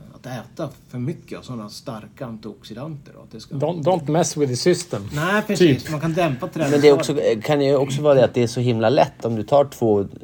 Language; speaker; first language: Swedish; native; Swedish